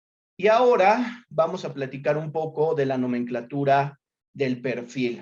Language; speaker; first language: Spanish; native; Spanish